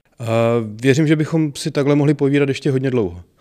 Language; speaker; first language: Czech; native; Czech